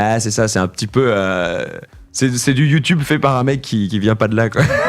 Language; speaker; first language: French; native; French